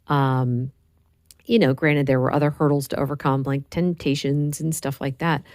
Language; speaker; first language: English; native; English